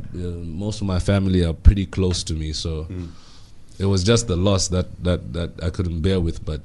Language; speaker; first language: English; non-native, local second language; Bemba